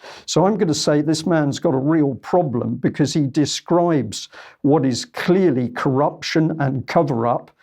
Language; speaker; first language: English; native; English